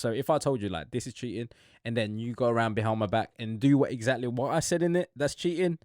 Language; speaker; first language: English; native; English